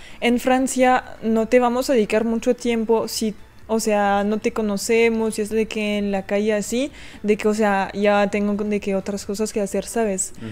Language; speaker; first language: Spanish; non-native, fluent; French